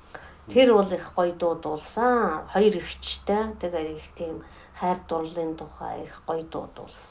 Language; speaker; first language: Mongolian; non-native, fluent; Russian